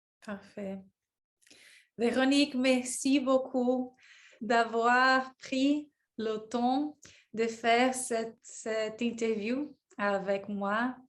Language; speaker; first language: French; non-native, learner; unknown